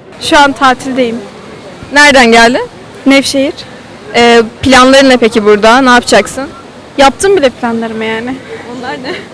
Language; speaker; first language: Turkish; native; Turkish